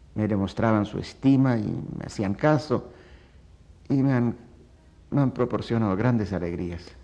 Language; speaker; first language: Spanish; early bilingual, other home language; Polish